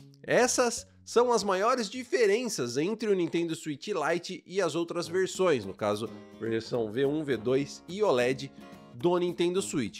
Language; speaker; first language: Portuguese; native; Portuguese